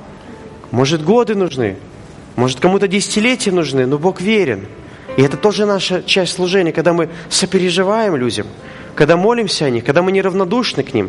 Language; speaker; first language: Russian; native; Russian